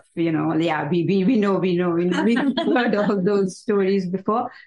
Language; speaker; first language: English; non-native, local second language; Hindi